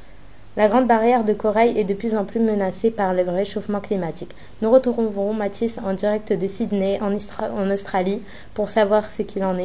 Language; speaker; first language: French; native; French